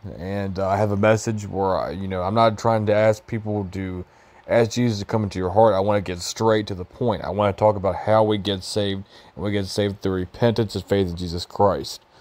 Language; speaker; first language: English; native; English